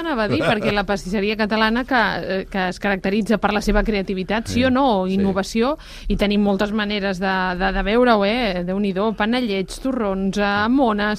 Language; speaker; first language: Catalan; native; Catalan